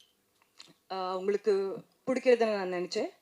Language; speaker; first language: Tamil; non-native, learner; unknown